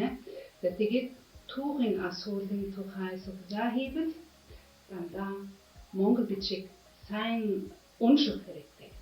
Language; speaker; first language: Mongolian; non-native, fluent; German